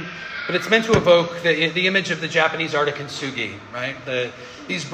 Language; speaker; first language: English; native; English